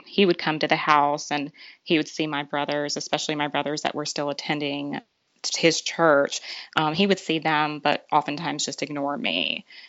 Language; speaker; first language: English; native; English